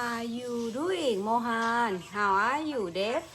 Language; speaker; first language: English; non-native, learner; Thai